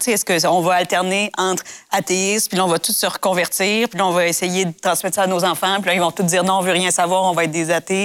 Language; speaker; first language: French; native; French